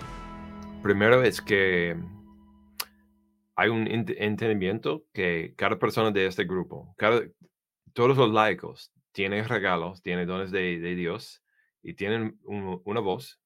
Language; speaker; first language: Spanish; non-native, fluent; English